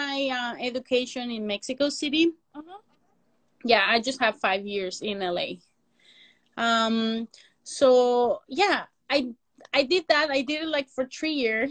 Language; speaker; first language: English; non-native, fluent; Spanish